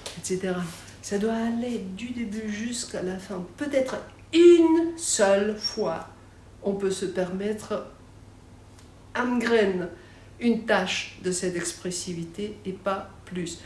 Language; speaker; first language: French; non-native, fluent; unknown